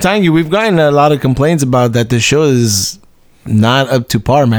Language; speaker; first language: English; early bilingual, other home language; Spanish